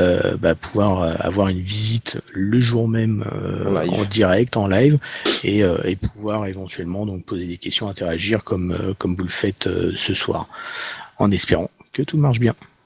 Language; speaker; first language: French; native; French